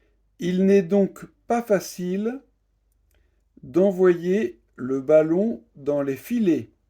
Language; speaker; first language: French; native; French